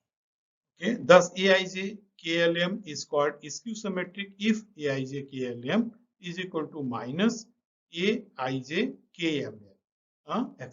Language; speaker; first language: English; non-native, local second language; Hindi